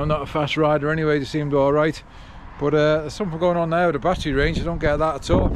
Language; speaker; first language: English; native; English